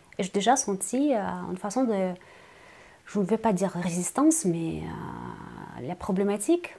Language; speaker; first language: French; non-native, fluent; Russian